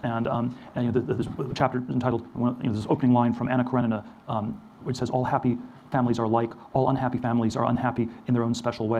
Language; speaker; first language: English; native; English